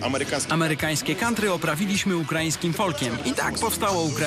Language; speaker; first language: Polish; non-native, learner; Ukrainian